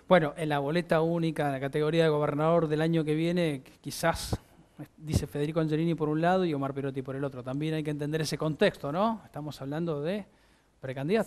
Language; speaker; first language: Spanish; native; Spanish